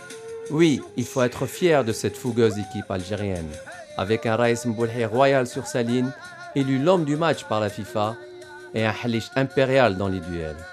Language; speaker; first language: French; non-native, local second language; Arabic